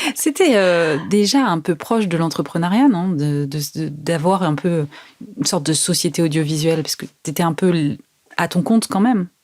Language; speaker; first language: French; native; French